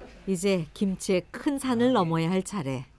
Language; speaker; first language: Korean; native; Korean